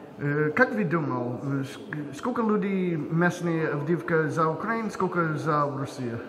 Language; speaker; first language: Russian; non-native, learner; English